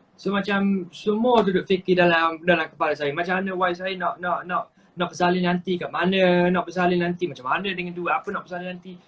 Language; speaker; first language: Malay; non-native, fluent; English